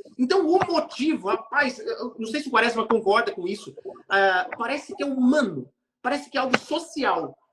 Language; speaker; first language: Portuguese; native; Portuguese